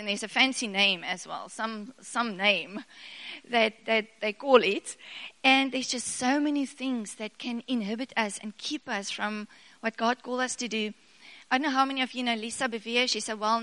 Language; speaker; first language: English; non-native, local second language; Afrikaans